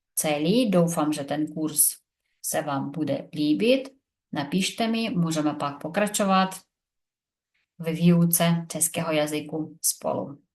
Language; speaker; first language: Czech; non-native, fluent; Ukrainian